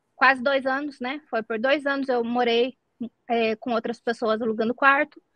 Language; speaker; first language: Portuguese; native; Portuguese